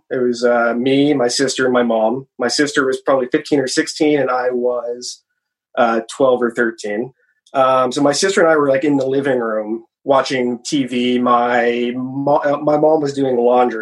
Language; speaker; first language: English; native; English